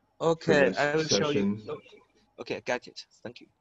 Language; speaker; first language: English; non-native, learner; Chinese